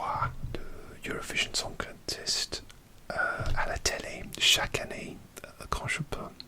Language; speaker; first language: French; non-native, learner; English